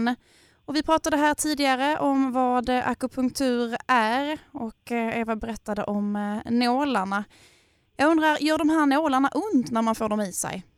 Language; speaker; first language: Swedish; native; Swedish